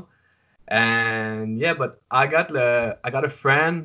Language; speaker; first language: English; non-native, fluent; French